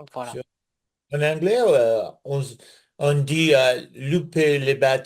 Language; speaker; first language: French; non-native, learner; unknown